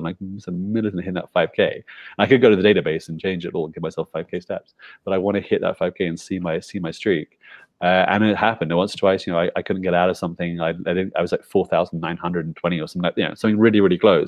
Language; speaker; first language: English; native; English